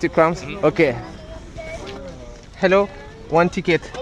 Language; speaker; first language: English; non-native, learner; French